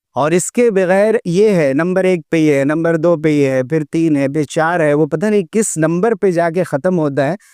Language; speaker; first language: Urdu; native; Urdu